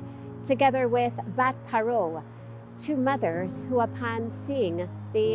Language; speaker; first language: English; native; English